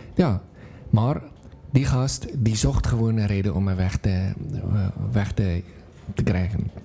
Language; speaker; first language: Dutch; non-native, fluent; Afrikaans